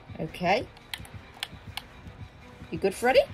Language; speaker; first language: English; native; English